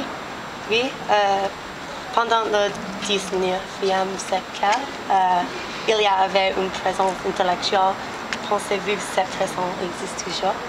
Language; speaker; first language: French; non-native, learner; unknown